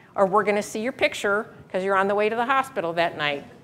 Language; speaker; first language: English; native; English